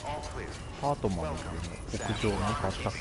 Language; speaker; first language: Japanese; native; Japanese